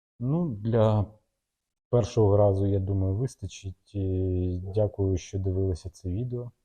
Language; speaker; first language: Ukrainian; non-native, local second language; Russian